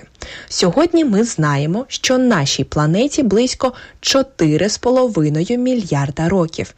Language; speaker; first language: Ukrainian; native; Ukrainian